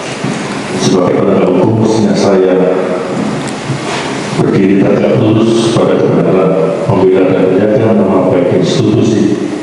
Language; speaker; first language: Indonesian; non-native, local second language; Javanese